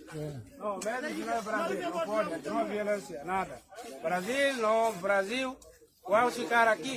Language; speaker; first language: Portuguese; non-native, learner; Haitian Creole